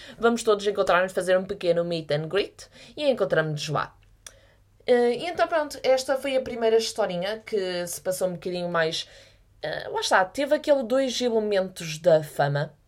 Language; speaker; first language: Portuguese; native; Portuguese